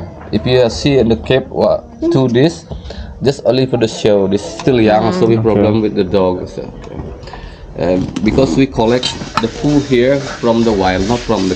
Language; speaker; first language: English; non-native, learner; Balinese